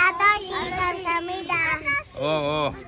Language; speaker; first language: Korean; non-native, learner; Filipino